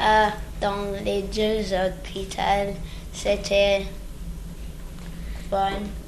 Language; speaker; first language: French; early bilingual, other home language; English